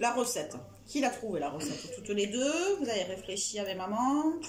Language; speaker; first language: French; native; French